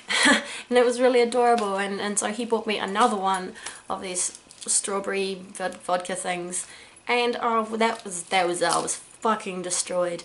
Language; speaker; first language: English; native; English